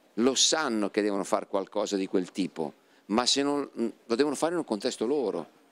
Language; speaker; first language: Italian; native; Italian